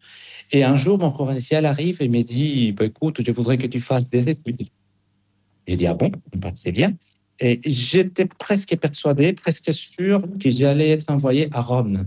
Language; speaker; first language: French; non-native, fluent; Spanish